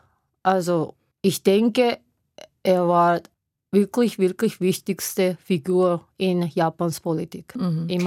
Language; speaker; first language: German; non-native, learner; Japanese